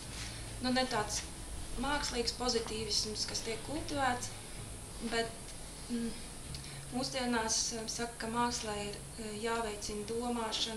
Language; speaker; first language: Latvian; native; Latvian